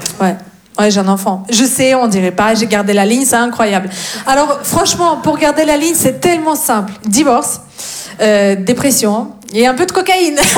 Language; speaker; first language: French; non-native, fluent; Russian